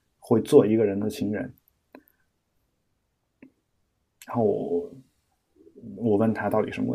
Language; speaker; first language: Chinese; native; Chinese